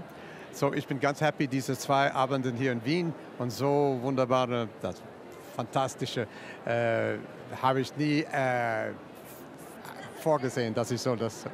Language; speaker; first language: German; non-native, fluent; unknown